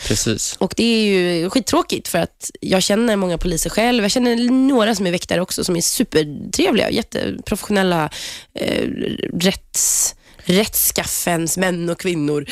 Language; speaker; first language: Swedish; native; Swedish